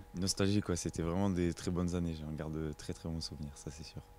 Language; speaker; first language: French; native; French